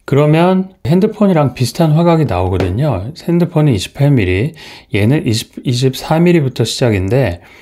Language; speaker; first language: Korean; native; Korean